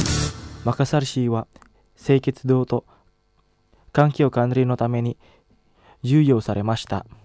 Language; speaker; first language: Japanese; non-native, fluent; Indonesian